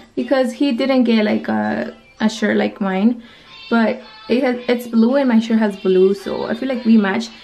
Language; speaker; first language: English; early bilingual, other home language; Spanish